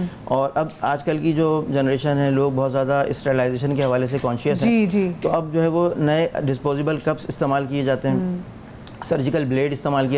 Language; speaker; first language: Urdu; native; Urdu